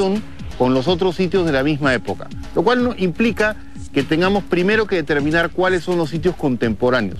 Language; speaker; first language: Spanish; native; Spanish